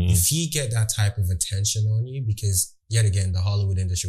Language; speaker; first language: English; non-native, local second language; Yoruba